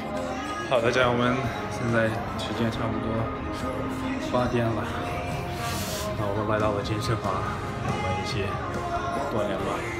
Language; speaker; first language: Chinese; non-native, fluent; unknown